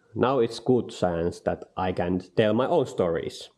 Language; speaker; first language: English; non-native, learner; Finnish